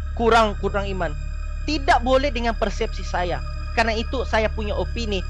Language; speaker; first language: Indonesian; non-native, fluent; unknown